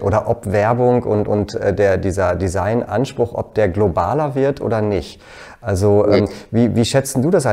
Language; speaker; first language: German; native; German